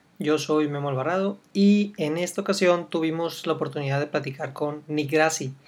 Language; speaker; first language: Spanish; native; Spanish